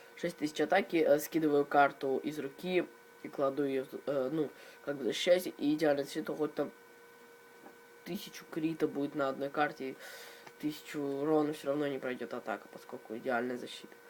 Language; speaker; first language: Russian; native; Russian